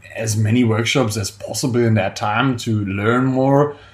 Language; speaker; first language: English; non-native, fluent; German